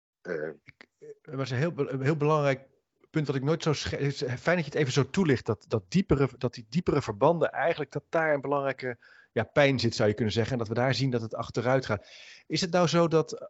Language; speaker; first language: Dutch; native; Dutch